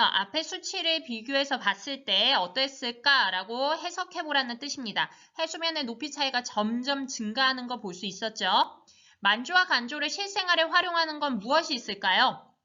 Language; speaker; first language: Korean; native; Korean